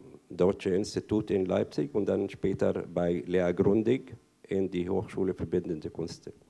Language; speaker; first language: German; non-native, fluent; Arabic